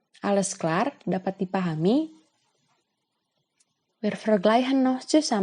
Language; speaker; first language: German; non-native, fluent; Indonesian